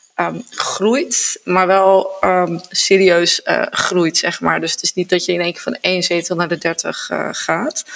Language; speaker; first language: Dutch; native; Dutch